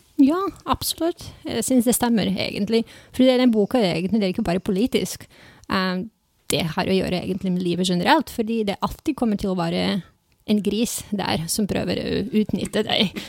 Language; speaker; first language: Norwegian; non-native, fluent; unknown